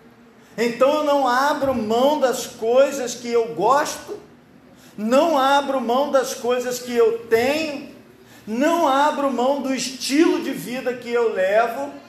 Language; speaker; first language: Portuguese; native; Portuguese